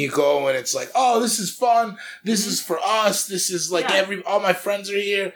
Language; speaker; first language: English; native; English